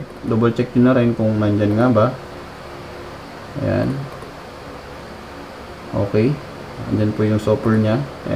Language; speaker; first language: Filipino; native; Filipino